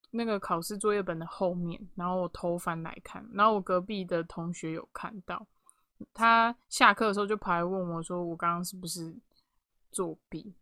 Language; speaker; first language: Chinese; native; Chinese